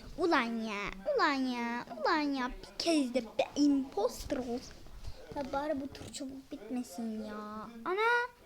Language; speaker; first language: Turkish; native; Turkish